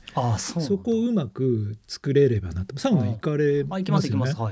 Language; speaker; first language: Japanese; native; Japanese